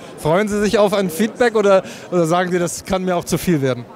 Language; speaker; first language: German; native; German